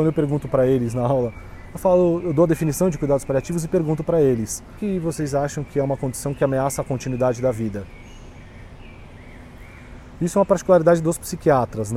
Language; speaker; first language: Portuguese; native; Portuguese